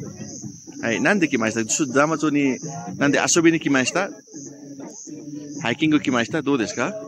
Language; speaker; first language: Japanese; non-native, learner; Nepali